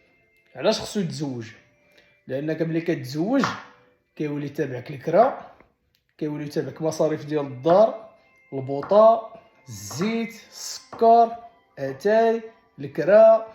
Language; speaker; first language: Arabic; native; Arabic